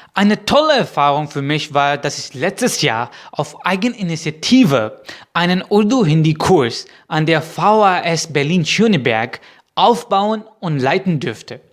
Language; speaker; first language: German; non-native, fluent; Urdu